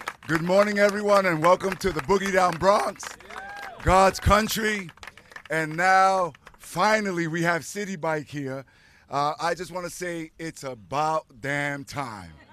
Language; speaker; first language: English; early bilingual, other home language; Spanish